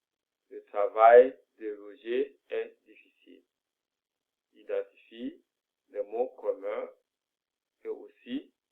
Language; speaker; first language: French; non-native, fluent; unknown